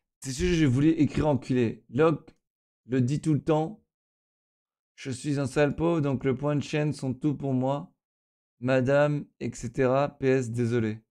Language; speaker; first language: French; native; French